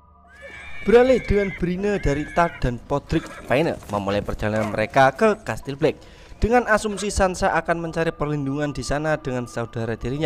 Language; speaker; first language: Indonesian; native; Indonesian